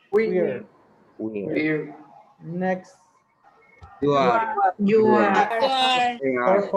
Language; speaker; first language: English; non-native, learner; Spanish